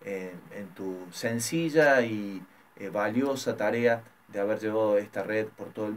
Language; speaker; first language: Spanish; native; Spanish